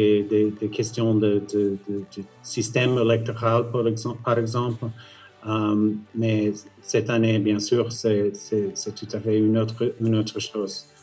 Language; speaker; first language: French; non-native, fluent; English